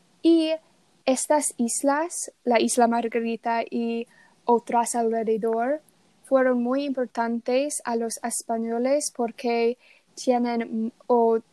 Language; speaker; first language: Spanish; non-native, learner; English